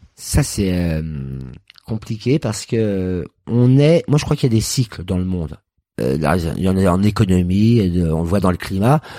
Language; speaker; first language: French; native; French